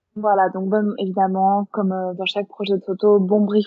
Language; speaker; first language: French; native; French